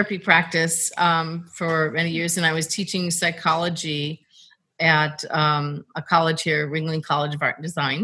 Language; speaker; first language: English; native; English